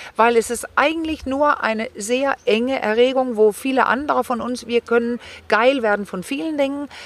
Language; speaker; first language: German; non-native, fluent; Danish